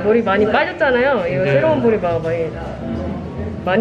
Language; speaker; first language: Korean; non-native, fluent; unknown